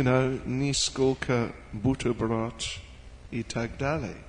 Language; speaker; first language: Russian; non-native, learner; English